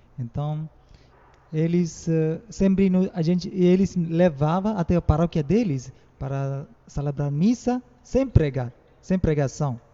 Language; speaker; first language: Portuguese; non-native, learner; Tamil